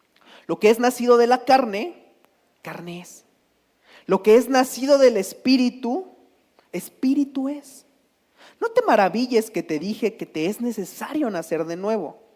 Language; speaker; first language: Spanish; native; Spanish